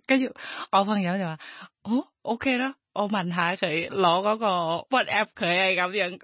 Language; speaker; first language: Cantonese; non-native, fluent; Thai